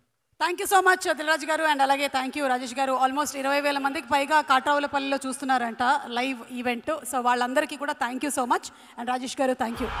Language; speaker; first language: Telugu; native; Telugu